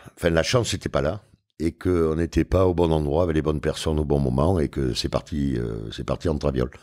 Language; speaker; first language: French; native; French